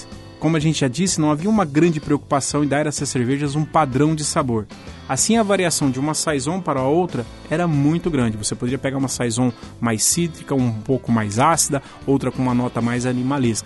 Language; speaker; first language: Portuguese; native; Portuguese